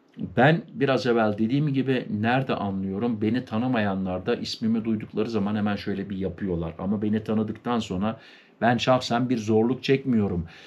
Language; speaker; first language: Turkish; native; Turkish